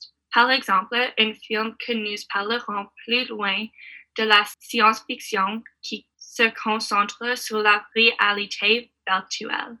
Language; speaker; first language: French; non-native, learner; English